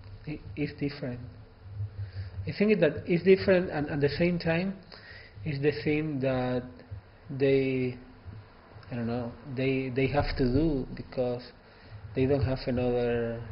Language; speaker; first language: English; non-native, learner; Spanish